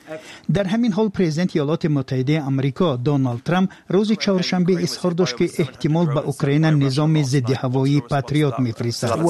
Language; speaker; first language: Tajik; native; Tajik